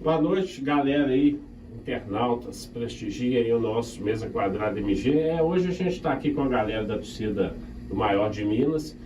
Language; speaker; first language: Portuguese; native; Portuguese